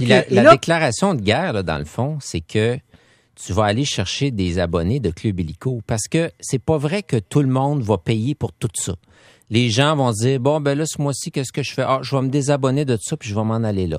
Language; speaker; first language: French; native; French